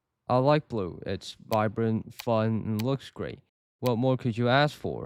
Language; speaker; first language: English; native; English